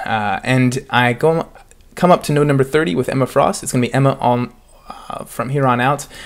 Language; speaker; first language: English; native; English